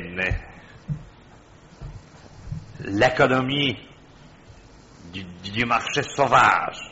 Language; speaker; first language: French; non-native, fluent; Polish